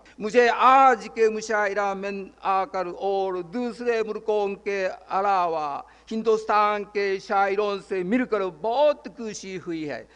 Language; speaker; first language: Urdu; non-native, fluent; Japanese